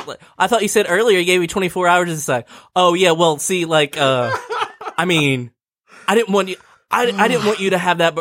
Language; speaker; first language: English; native; English